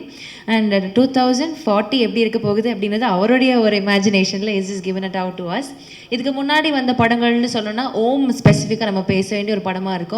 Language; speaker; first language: Tamil; native; Tamil